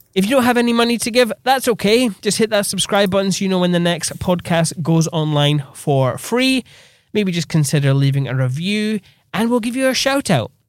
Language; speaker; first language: English; native; English